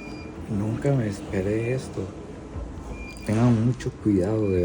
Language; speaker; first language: Spanish; native; Spanish